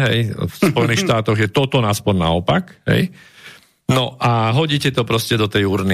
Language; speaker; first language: Slovak; native; Slovak